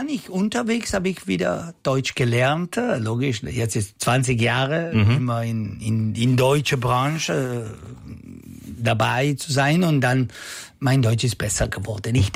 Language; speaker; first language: German; non-native, local second language; Italian